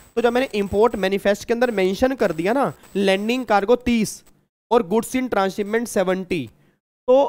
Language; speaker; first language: Hindi; native; Hindi